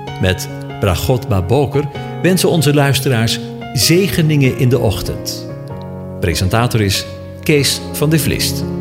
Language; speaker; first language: Dutch; native; Dutch